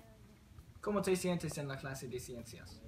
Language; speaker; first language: Spanish; non-native, learner; English